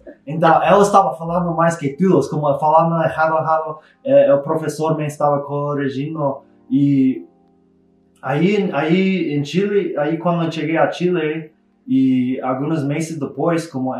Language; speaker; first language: Portuguese; non-native, learner; English